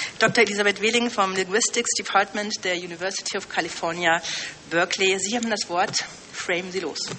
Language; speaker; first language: German; early bilingual, other home language; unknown